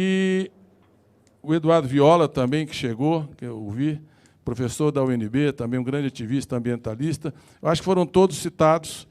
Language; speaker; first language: Portuguese; native; Portuguese